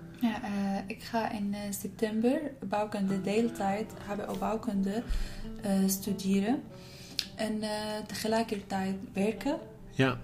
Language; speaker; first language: Dutch; non-native, learner; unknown